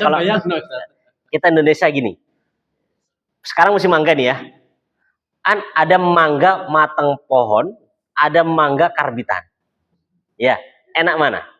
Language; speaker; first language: Indonesian; native; Indonesian